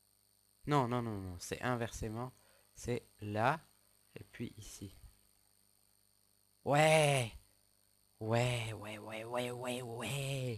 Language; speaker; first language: French; native; French